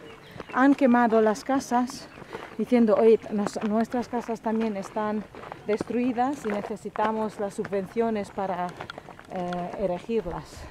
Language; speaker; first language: Spanish; non-native, fluent; Bosnian